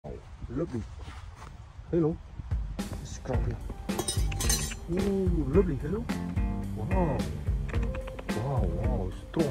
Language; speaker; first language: English; non-native, learner; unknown